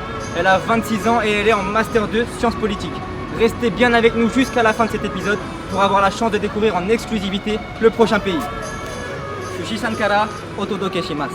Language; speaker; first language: French; native; French